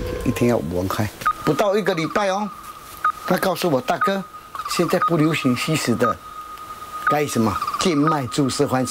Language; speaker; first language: Chinese; non-native, local second language; Min Nan Chinese